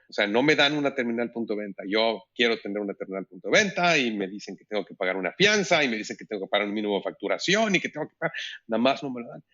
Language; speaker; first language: Spanish; native; Spanish